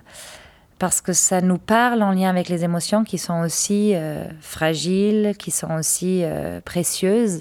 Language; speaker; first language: French; non-native, fluent; German